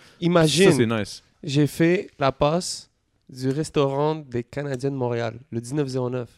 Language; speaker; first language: French; native; French